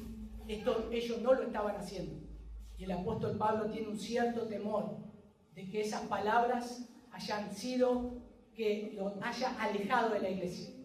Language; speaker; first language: Spanish; native; Spanish